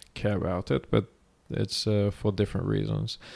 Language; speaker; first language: English; non-native, fluent; Greek